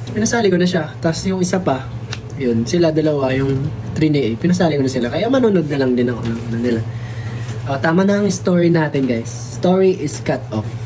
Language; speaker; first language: Filipino; non-native, local second language; Waray